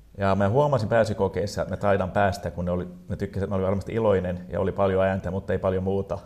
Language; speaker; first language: Finnish; non-native, local second language; Swedish